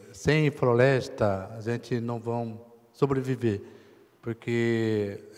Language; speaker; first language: Portuguese; non-native, local second language; Kayapó